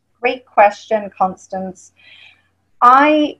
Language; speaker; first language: English; native; English